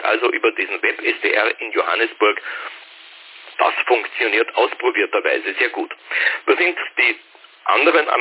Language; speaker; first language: German; native; German